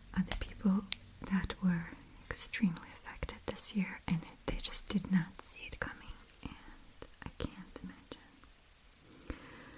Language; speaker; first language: English; non-native, fluent; Russian